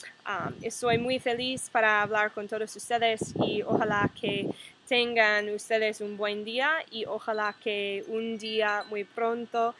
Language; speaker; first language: Spanish; non-native, fluent; English